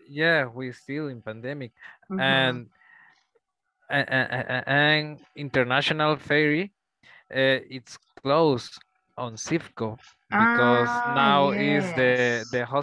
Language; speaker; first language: English; non-native, learner; Spanish